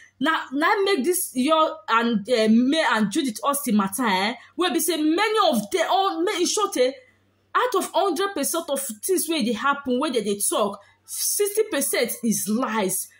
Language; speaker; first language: Nigerian Pidgin; native; Nigerian Pidgin